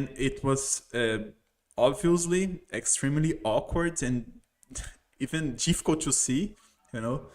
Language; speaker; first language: English; non-native, fluent; Portuguese